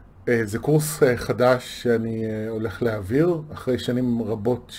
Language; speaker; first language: Hebrew; native; Hebrew